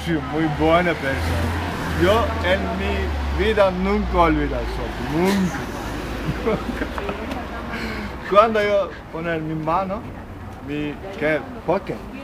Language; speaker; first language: Spanish; non-native, learner; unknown